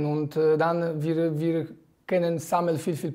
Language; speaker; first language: German; non-native, fluent; Polish